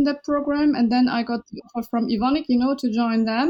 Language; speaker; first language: English; non-native, fluent; Chinese